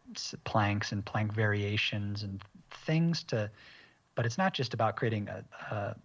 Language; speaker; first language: English; native; English